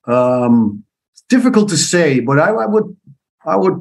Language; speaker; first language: English; non-native, fluent; Dutch